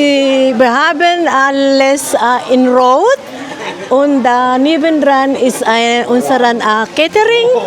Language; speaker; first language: German; non-native, learner; Filipino